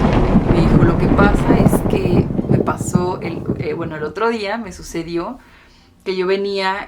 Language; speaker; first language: Spanish; native; Spanish